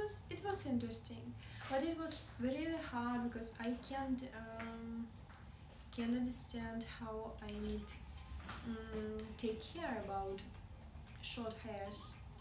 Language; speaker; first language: English; non-native, learner; Russian